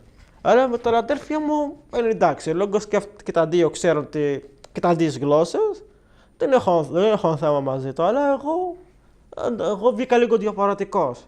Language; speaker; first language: Greek; non-native, learner; Arabic